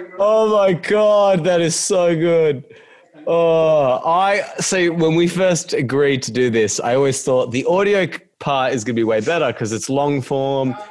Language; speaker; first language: English; native; English